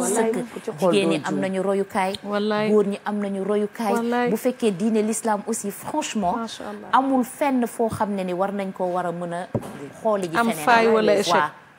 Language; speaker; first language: Wolof; native; Wolof